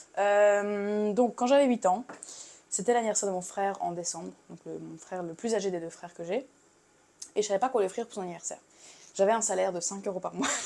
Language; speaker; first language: French; native; French